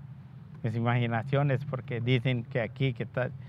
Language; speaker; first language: Spanish; non-native, local second language; Yucateco